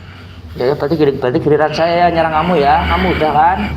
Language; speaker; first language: Indonesian; native; Indonesian